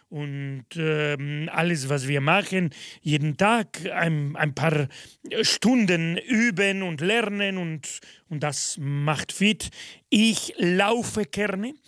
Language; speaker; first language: German; non-native, fluent; Spanish